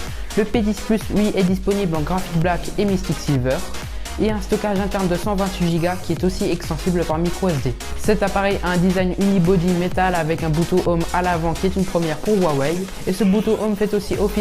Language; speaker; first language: French; native; French